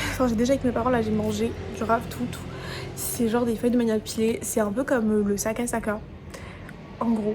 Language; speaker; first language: French; non-native, local second language; Malagasy